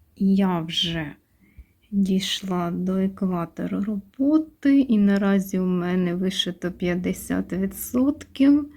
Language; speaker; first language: Ukrainian; non-native, local second language; Russian